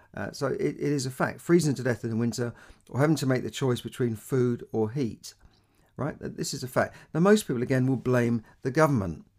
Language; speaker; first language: English; native; English